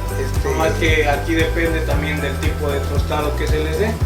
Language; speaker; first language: Spanish; native; Spanish